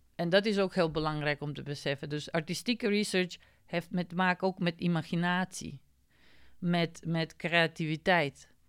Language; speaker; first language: Dutch; non-native, fluent; Macedonian